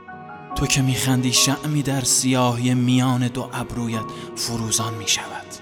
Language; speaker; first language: Persian; native; Persian